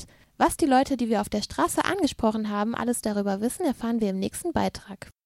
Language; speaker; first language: German; native; German